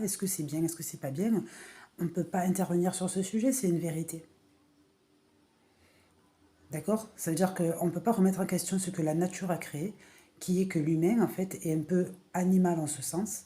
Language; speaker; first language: French; native; French